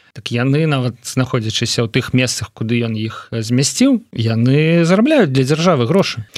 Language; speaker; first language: Belarusian; non-native, local second language; Russian